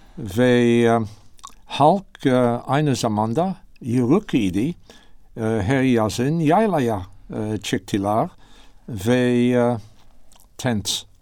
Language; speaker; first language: Turkish; non-native, learner; English